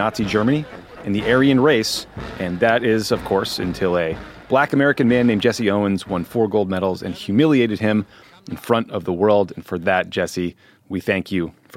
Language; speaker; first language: English; native; English